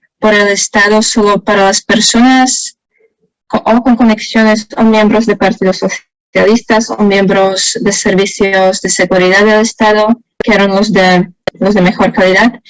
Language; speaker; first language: Spanish; non-native, fluent; Slovak